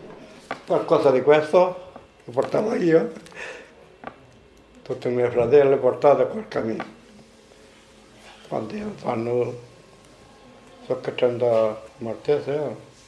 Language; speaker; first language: Italian; non-native, learner; Maltese